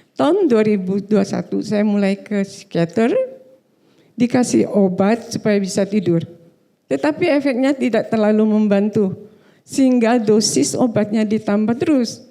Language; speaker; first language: Indonesian; native; Indonesian